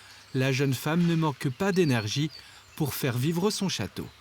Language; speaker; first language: French; native; French